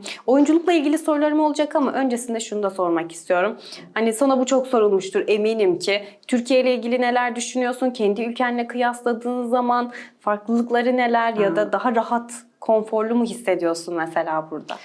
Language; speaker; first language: Turkish; native; Turkish